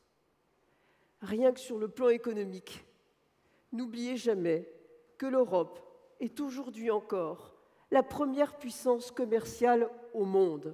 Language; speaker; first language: French; native; French